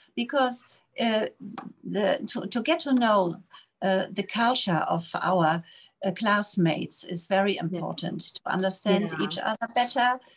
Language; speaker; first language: English; non-native, fluent; German